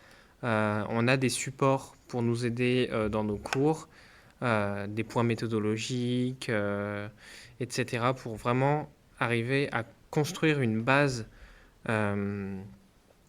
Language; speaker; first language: French; native; French